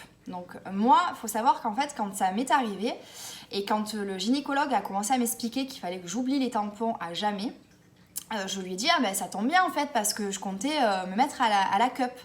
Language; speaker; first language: French; native; French